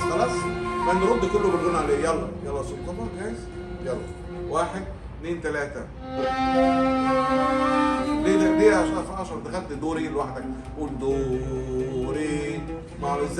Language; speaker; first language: Arabic; native; Arabic